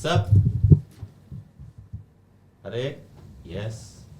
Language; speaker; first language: Indonesian; native; Indonesian